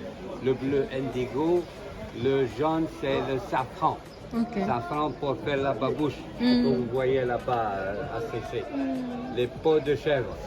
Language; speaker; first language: French; non-native, local second language; Arabic